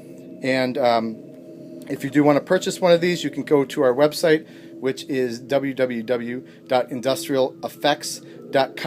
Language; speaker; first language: English; native; English